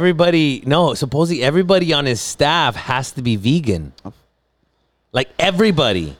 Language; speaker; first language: English; early bilingual, other home language; Spanish